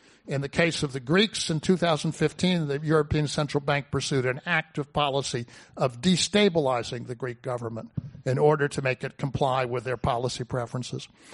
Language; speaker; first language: English; native; English